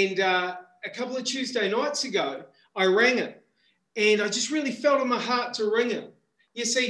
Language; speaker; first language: English; native; English